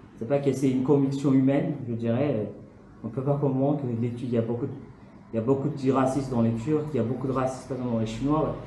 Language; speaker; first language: French; non-native, fluent; Turkish